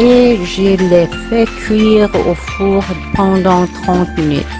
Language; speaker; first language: French; non-native, learner; Korean